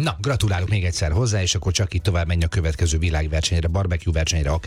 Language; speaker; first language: Hungarian; native; Hungarian